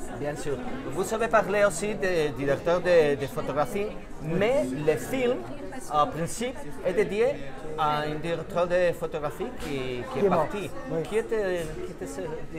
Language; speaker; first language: French; non-native, fluent; Spanish